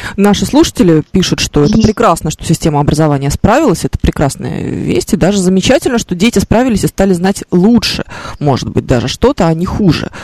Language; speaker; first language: Russian; native; Russian